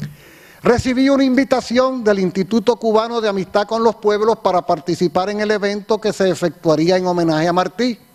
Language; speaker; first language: Spanish; native; Spanish